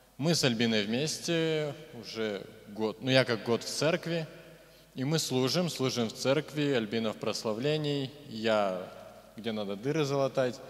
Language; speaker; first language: Russian; non-native, local second language; Bulgarian